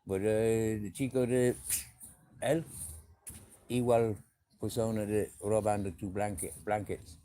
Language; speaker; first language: Spanish; non-native, learner; English